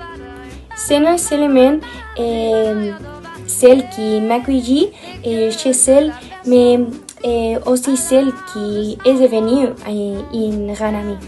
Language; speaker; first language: French; non-native, learner; Spanish